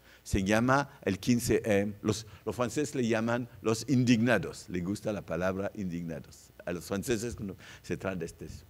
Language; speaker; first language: Spanish; non-native, fluent; French